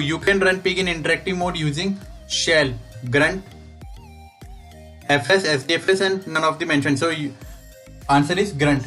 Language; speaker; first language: English; non-native, local second language; Hindi